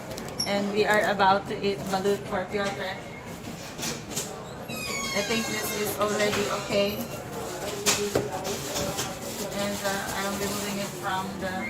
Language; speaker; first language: English; non-native, local second language; Filipino